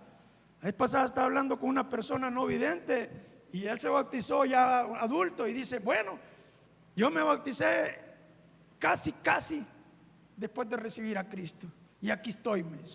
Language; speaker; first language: Spanish; native; Spanish